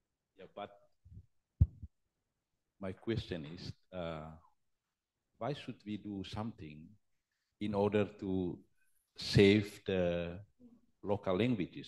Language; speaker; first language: English; non-native, learner; Indonesian